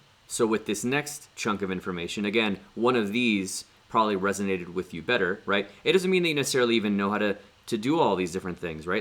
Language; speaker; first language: English; native; English